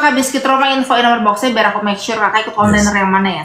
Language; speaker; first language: Indonesian; native; Indonesian